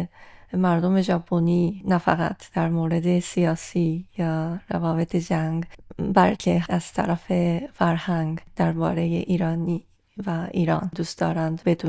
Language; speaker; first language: Persian; non-native, fluent; Japanese